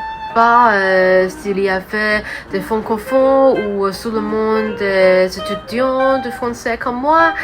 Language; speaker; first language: French; non-native, learner; Cantonese